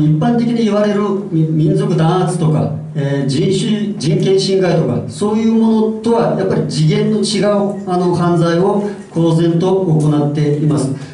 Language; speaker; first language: Japanese; non-native, fluent; Uyghur